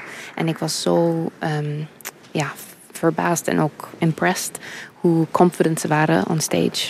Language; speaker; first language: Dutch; early bilingual, heritage; English